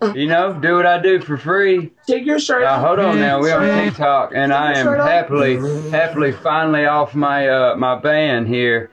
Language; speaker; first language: English; native; English